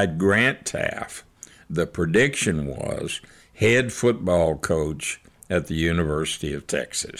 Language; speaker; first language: English; native; English